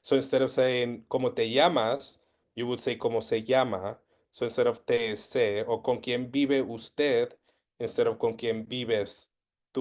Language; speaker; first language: Spanish; non-native, learner; English